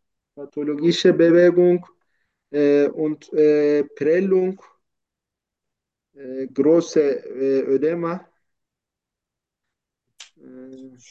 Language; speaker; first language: German; non-native, fluent; Turkish